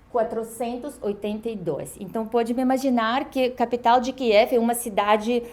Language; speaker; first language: Portuguese; non-native, fluent; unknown